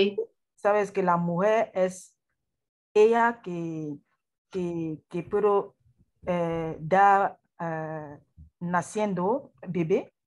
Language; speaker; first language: Spanish; non-native, learner; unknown